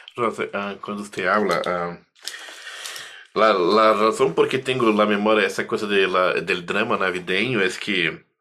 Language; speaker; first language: Spanish; non-native, fluent; Portuguese